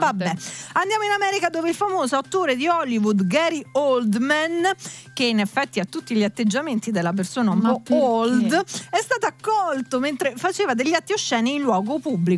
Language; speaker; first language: Italian; native; Italian